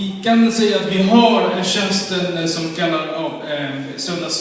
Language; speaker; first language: Swedish; non-native, fluent; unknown